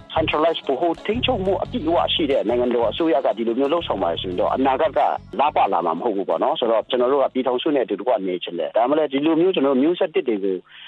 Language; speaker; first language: Burmese; non-native, local second language; Kachin